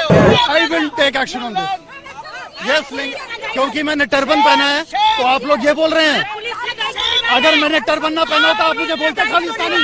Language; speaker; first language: Hindi; non-native, local second language; Punjabi